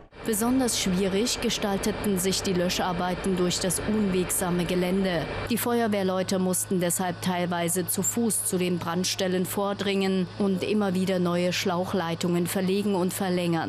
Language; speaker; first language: German; native; German